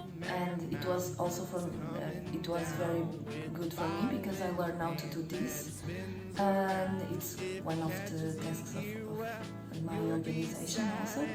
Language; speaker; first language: English; non-native, fluent; Portuguese